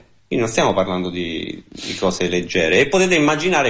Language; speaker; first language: Italian; native; Italian